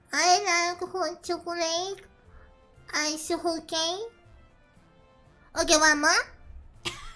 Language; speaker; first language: English; non-native, learner; Japanese